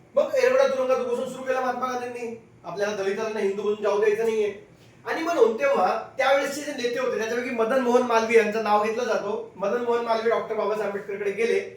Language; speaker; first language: Marathi; non-native, local second language; Hindi